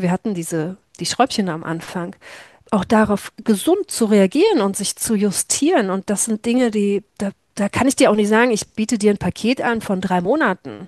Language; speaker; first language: German; native; German